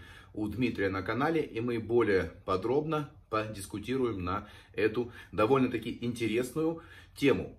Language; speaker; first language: Russian; native; Russian